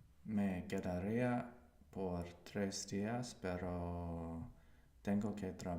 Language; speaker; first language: Spanish; non-native, learner; English